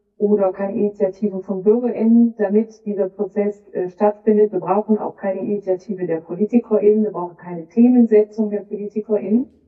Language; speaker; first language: German; native; German